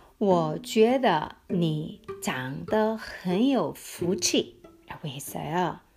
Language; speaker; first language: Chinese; non-native, fluent; Korean